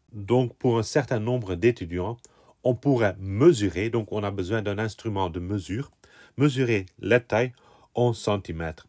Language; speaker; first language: French; non-native, local second language; Dutch